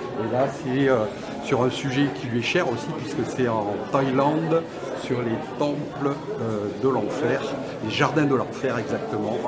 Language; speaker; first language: French; native; French